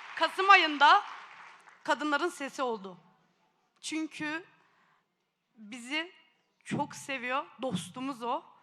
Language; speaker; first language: Turkish; native; Turkish